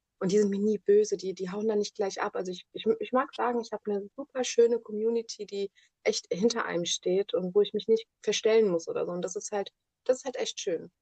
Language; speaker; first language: German; early bilingual, other home language; Italian